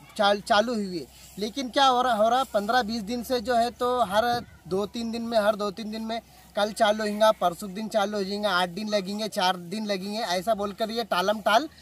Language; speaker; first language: Hindi; non-native, local second language; Urdu